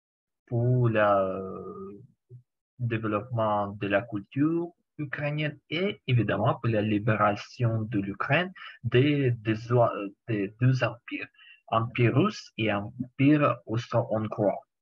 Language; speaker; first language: French; non-native, learner; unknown